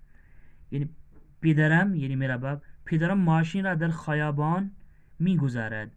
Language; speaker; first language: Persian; non-native, fluent; Urdu